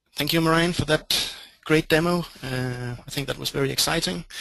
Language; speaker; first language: English; non-native, fluent; Danish